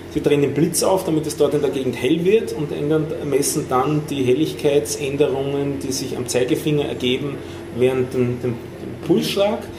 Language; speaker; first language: German; native; German